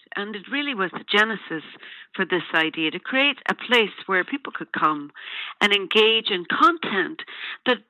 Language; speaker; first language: English; native; English